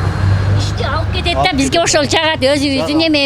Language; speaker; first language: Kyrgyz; non-native, local second language; Uzbek